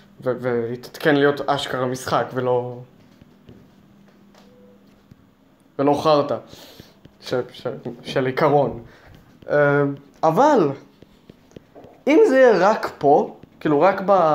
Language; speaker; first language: Hebrew; native; Hebrew